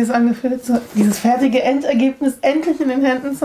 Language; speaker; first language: German; native; German